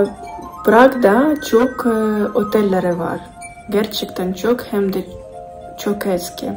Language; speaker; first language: Turkish; non-native, learner; Ukrainian